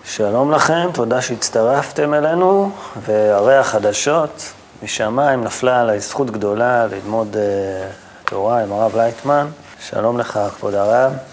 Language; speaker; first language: Hebrew; native; Hebrew